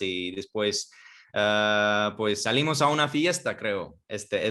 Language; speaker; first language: Spanish; non-native, fluent; Russian